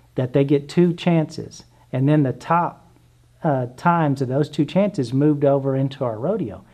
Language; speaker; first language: English; native; English